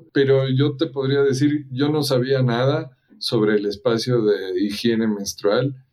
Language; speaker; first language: Spanish; native; Spanish